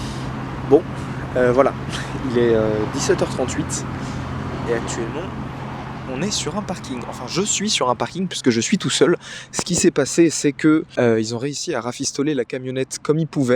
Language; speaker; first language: French; native; French